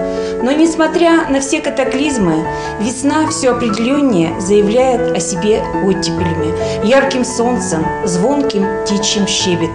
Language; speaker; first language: Russian; native; Russian